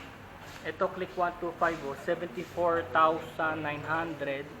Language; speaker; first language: Filipino; native; Filipino